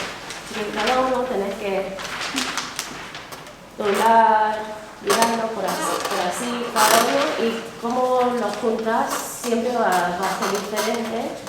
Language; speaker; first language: Spanish; non-native, fluent; English